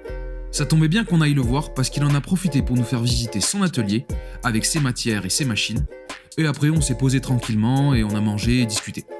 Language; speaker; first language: French; native; French